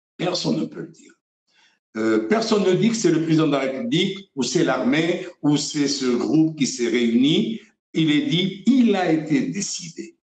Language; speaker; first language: French; non-native, local second language; Arabic